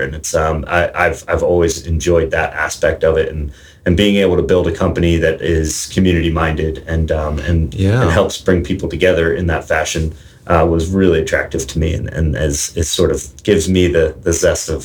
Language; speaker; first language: English; native; English